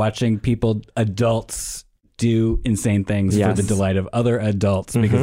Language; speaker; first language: English; native; English